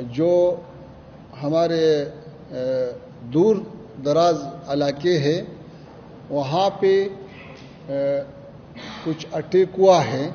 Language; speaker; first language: Hindi; non-native, learner; Pashto